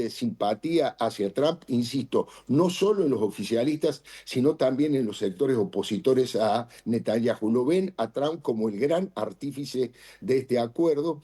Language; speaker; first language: Spanish; native; Spanish